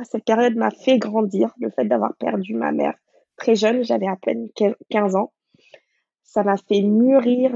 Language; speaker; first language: French; non-native, local second language; Wolof